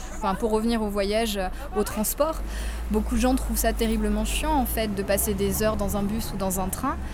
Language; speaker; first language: French; native; French